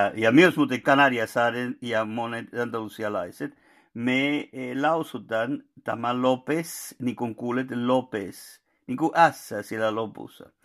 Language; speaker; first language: Finnish; non-native, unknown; Spanish